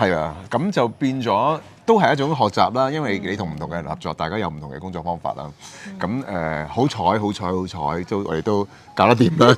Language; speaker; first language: Cantonese; native; Cantonese